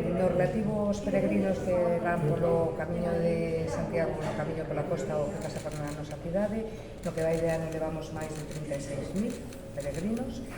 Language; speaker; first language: Galician; non-native, local second language; Spanish